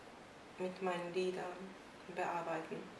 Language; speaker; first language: German; non-native, fluent; Japanese